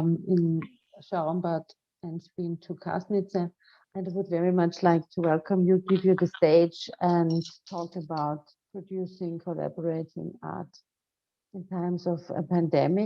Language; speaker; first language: English; non-native, fluent; German